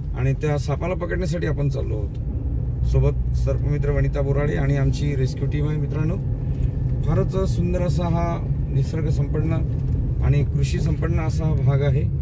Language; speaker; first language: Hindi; non-native, local second language; Marathi